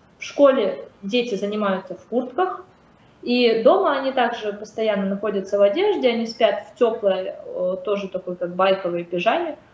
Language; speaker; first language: Russian; native; Russian